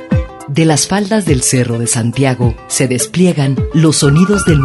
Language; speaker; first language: Spanish; native; Spanish